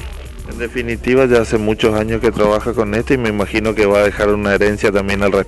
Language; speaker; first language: Spanish; native; Spanish